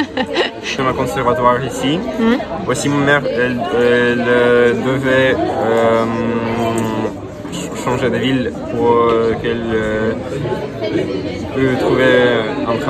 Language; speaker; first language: French; non-native, learner; Russian